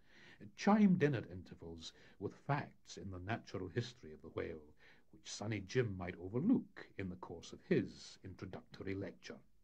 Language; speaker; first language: English; native; English